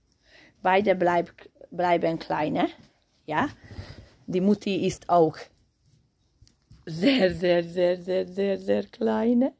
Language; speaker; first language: German; non-native, learner; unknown